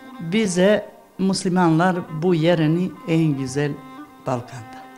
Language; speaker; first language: Turkish; non-native, learner; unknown